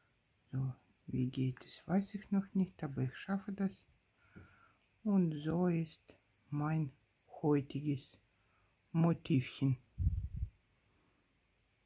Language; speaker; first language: German; non-native, fluent; Russian